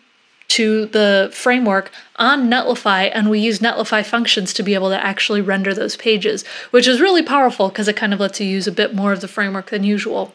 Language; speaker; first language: English; native; English